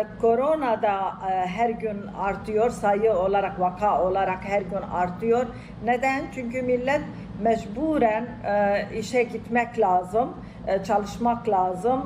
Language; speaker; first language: Turkish; non-native, fluent; Arabic